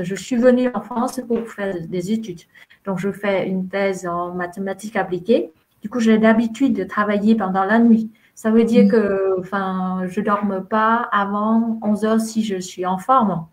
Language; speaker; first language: French; non-native, fluent; Vietnamese